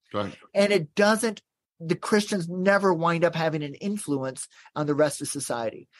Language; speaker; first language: English; native; English